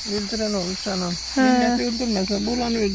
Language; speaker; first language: Turkish; native; Turkish